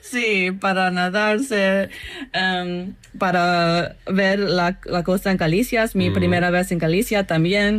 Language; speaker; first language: Spanish; non-native, learner; English